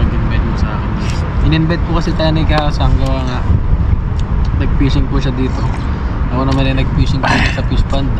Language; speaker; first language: Filipino; native; Filipino